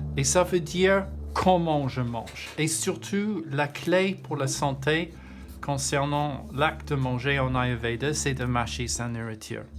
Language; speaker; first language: French; non-native, learner; English